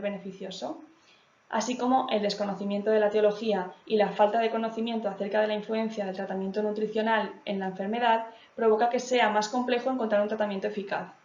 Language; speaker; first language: Spanish; native; Spanish